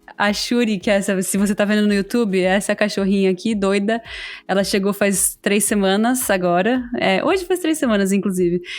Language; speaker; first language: Portuguese; native; Portuguese